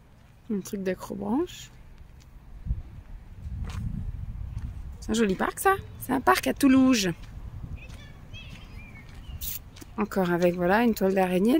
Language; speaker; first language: French; native; French